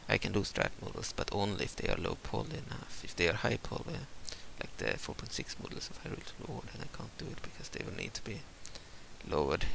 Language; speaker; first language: English; non-native, fluent; Swedish